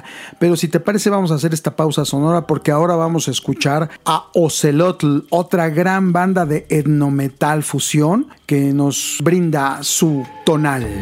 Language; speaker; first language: Spanish; native; Spanish